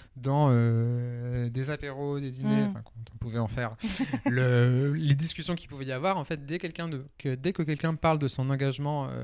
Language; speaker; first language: French; native; French